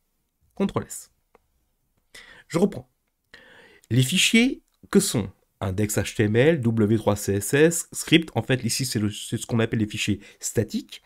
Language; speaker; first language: French; native; French